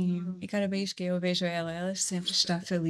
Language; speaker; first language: Portuguese; non-native, learner; English